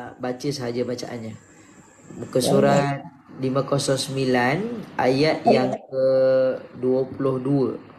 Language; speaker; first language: Malay; native; Malay